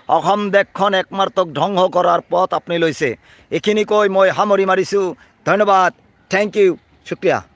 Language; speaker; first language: Assamese; non-native, local second language; Bangla